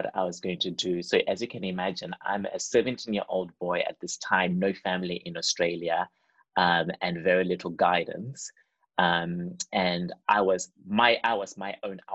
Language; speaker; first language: English; non-native, local second language; Shona